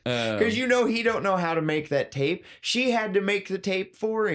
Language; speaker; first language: English; native; English